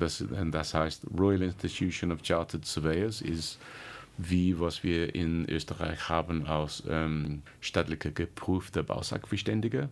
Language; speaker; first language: German; non-native, learner; English